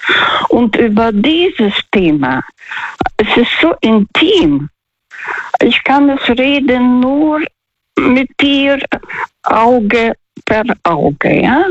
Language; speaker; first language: German; non-native, fluent; Russian